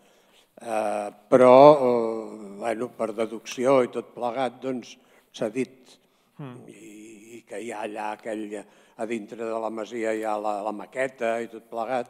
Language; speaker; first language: Catalan; native; Catalan